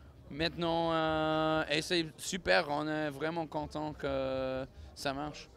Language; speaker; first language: French; non-native, learner; English